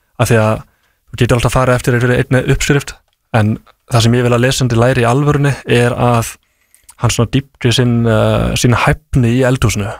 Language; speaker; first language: Icelandic; native; Icelandic